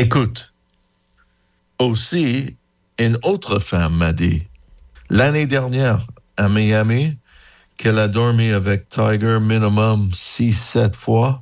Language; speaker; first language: French; non-native, learner; English